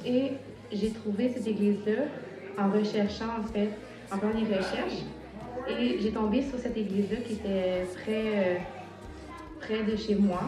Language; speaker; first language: French; native; French